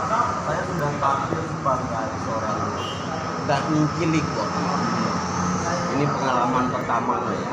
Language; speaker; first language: Indonesian; native; Indonesian